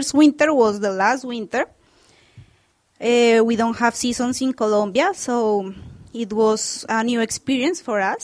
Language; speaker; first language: English; non-native, fluent; Spanish